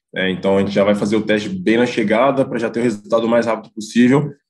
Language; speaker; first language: Portuguese; native; Portuguese